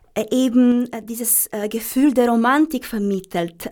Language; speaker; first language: German; non-native, fluent; Romanian